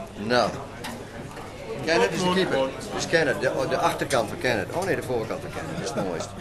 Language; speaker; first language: Dutch; non-native, local second language; Western Frisian